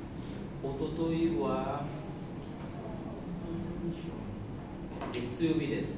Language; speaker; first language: Japanese; non-native, learner; Bangla